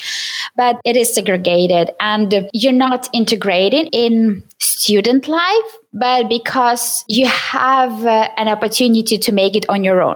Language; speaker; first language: English; non-native, fluent; Ukrainian